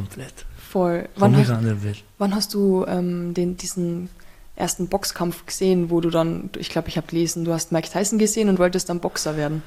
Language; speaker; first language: German; native; German